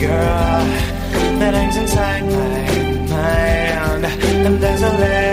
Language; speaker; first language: English; native; English